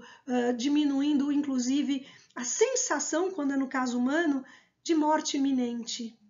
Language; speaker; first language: Portuguese; native; Portuguese